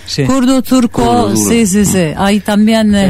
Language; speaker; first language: Spanish; non-native, fluent; Turkish